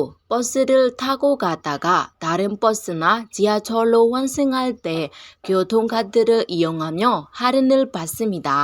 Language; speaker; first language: Korean; non-native, learner; Burmese